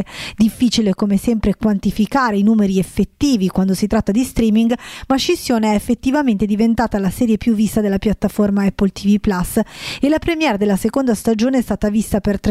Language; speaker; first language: Italian; native; Italian